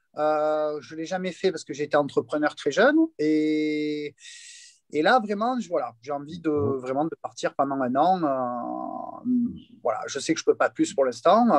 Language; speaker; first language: French; native; French